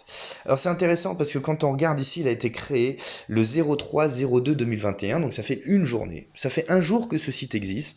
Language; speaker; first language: French; native; French